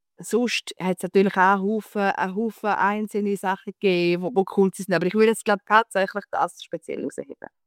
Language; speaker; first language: German; native; German